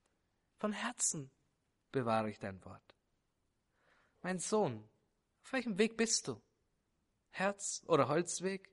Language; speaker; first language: German; native; German